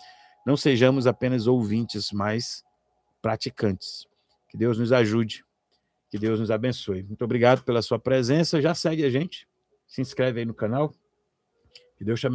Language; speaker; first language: Portuguese; native; Portuguese